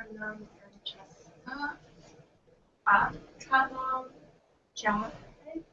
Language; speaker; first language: Hindi; non-native, learner; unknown